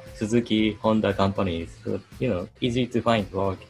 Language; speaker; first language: English; non-native, learner; Japanese